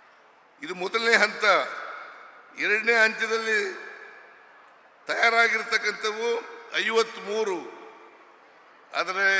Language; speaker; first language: Kannada; native; Kannada